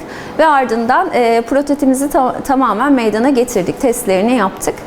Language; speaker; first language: Turkish; native; Turkish